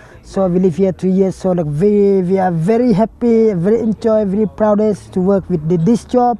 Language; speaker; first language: English; non-native, learner; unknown